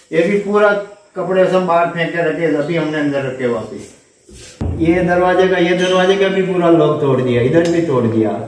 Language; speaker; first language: Hindi; native; Hindi